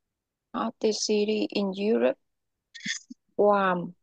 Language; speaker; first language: English; non-native, local second language; Vietnamese